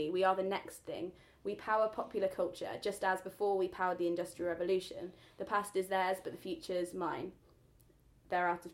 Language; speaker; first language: English; native; English